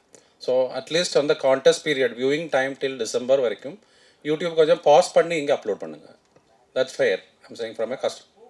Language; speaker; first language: Tamil; non-native, fluent; Malayalam